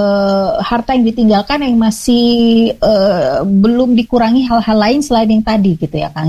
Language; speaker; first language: Indonesian; native; Indonesian